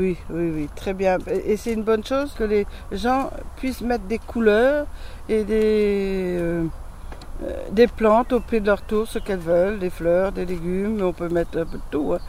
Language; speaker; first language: French; native; French